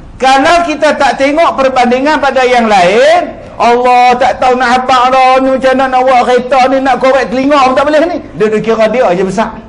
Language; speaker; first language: Malay; native; Malay